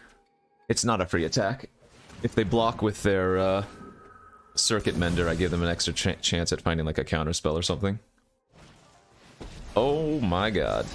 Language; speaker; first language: English; native; English